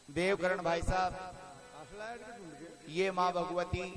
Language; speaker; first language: Hindi; native; Hindi